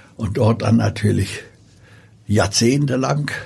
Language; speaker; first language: German; early bilingual, other home language; Polish